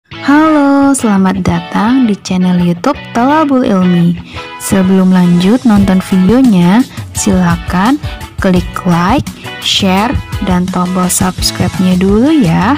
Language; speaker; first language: Indonesian; native; Indonesian